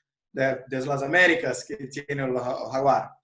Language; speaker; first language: Spanish; non-native, learner; Portuguese